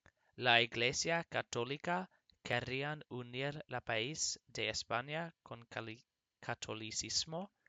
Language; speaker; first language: Spanish; non-native, learner; English